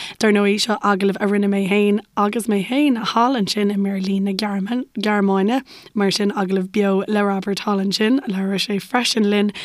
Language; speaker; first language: Irish; native; Irish